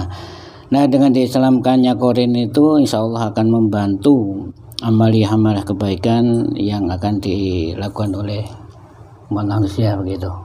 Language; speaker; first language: Indonesian; native; Indonesian